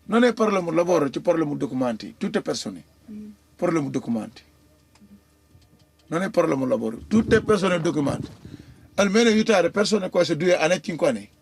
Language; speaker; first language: Italian; non-native, learner; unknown